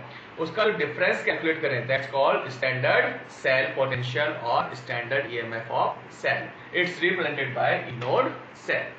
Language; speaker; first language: Hindi; native; Hindi